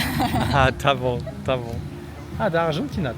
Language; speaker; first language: Portuguese; non-native, learner; French